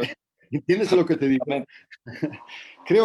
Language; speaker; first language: Spanish; non-native, fluent; Italian